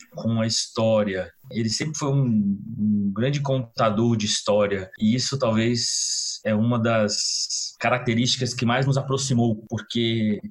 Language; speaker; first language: Portuguese; native; Portuguese